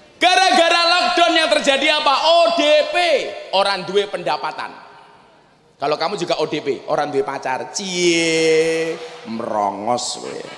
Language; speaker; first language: Indonesian; non-native, local second language; Javanese